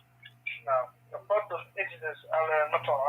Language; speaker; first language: Arabic; non-native, learner; English